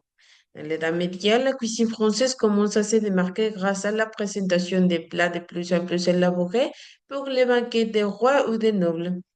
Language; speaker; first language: French; non-native, learner; Spanish